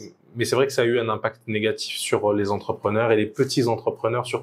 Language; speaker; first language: French; native; French